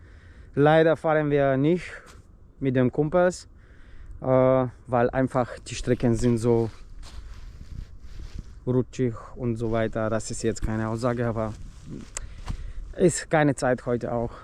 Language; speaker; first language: German; non-native, learner; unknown